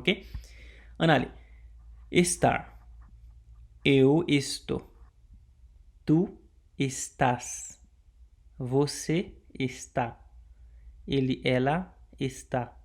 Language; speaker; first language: Portuguese; non-native, local second language; Haitian Creole